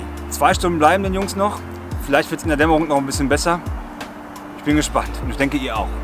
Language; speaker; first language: German; native; German